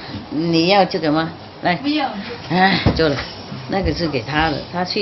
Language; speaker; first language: Chinese; non-native, fluent; Vietnamese